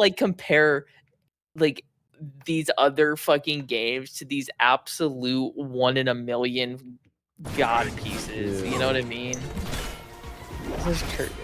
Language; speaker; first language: English; native; English